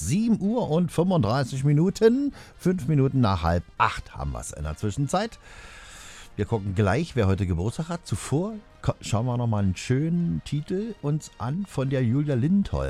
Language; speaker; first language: German; native; German